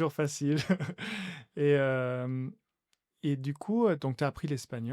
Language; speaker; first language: French; native; French